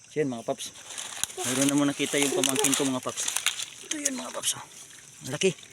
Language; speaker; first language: Filipino; non-native, local second language; Cebuano